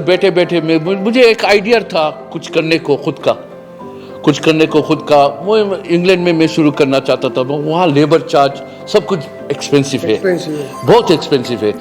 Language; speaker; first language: Hindi; non-native, fluent; Bangla